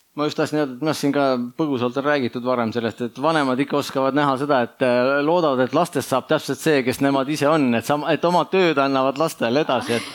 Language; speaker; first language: Estonian; native; Estonian